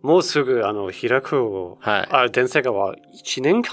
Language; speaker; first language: Japanese; non-native, learner; Danish